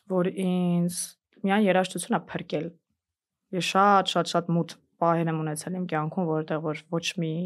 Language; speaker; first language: Armenian; early bilingual, heritage; Armenian